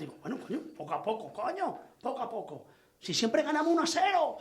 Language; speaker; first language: Spanish; non-native, local second language; Catalan